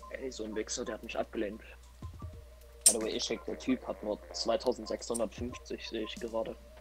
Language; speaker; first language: German; native; German